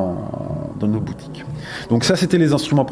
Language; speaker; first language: French; native; French